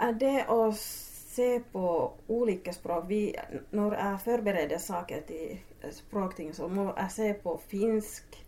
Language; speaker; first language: Swedish; non-native, local second language; Finnish